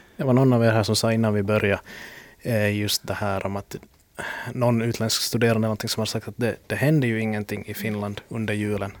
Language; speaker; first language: Swedish; native; Swedish